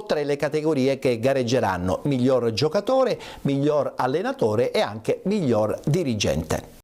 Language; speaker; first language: Italian; native; Italian